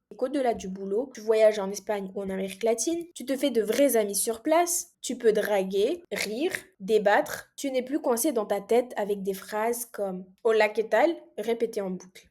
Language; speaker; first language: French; non-native, local second language; Comorian